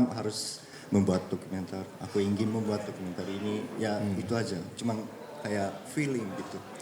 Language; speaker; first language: Indonesian; early bilingual, heritage; Japanese